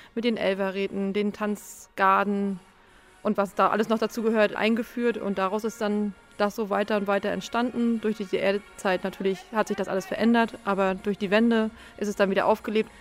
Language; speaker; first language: German; native; German